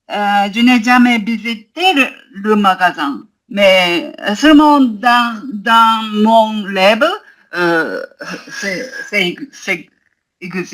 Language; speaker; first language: French; non-native, learner; Japanese